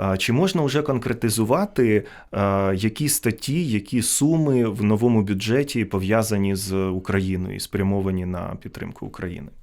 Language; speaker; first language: Ukrainian; native; Ukrainian